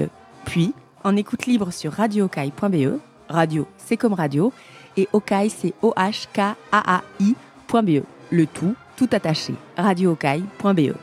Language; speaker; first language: French; native; French